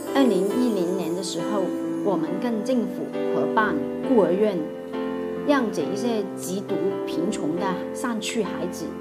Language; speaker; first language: Chinese; non-native, local second language; Cantonese